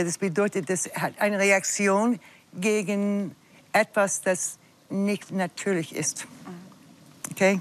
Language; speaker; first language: German; non-native, learner; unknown